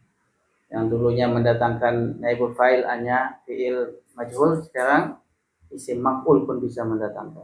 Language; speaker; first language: Indonesian; native; Indonesian